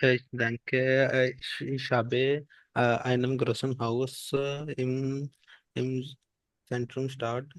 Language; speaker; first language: German; non-native, learner; Urdu